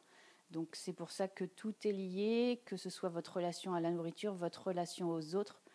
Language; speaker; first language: French; native; French